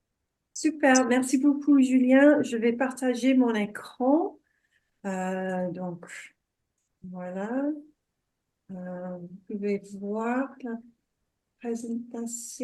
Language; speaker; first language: French; non-native, fluent; English